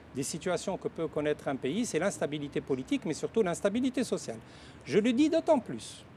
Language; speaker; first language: French; non-native, local second language; Arabic